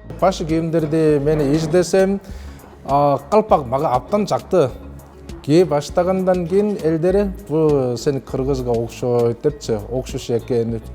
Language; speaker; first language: Kyrgyz; non-native, fluent; Korean